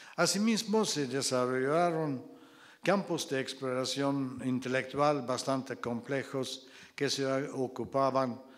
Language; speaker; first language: Spanish; non-native, fluent; Swedish